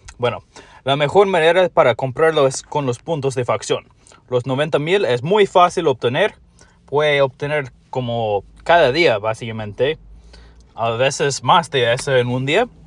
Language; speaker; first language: Spanish; non-native, learner; English